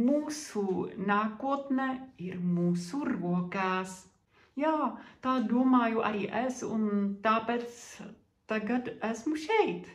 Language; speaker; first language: Latvian; non-native, fluent; Czech